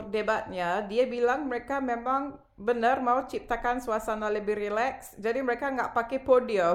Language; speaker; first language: Indonesian; non-native, fluent; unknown